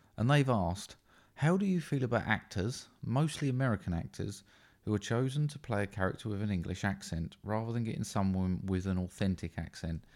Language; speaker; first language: English; native; English